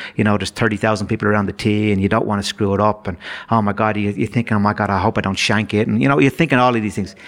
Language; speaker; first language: English; native; English